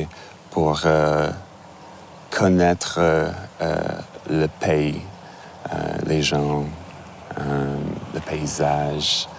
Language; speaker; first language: French; non-native, local second language; English